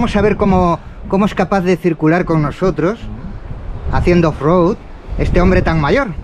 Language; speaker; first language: Spanish; native; Spanish